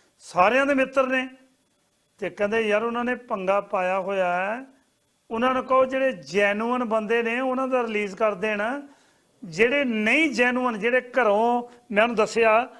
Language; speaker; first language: Punjabi; native; Punjabi